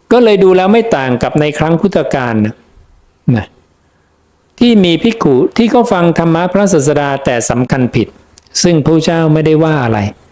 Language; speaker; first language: Thai; native; Thai